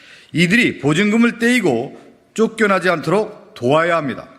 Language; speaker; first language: Korean; native; Korean